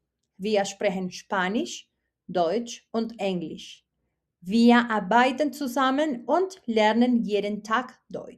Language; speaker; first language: German; non-native, fluent; Spanish